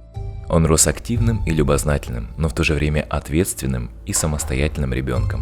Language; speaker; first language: Russian; native; Russian